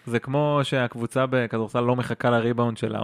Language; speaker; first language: Hebrew; native; Hebrew